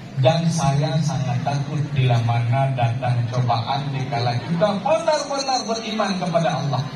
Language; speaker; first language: Indonesian; non-native, local second language; Achinese